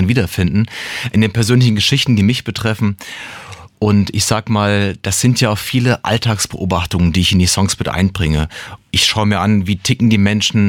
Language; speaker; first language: German; native; German